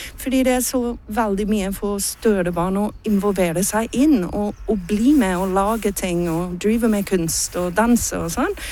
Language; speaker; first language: Norwegian; non-native, learner; English